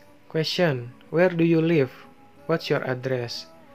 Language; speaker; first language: English; non-native, fluent; Indonesian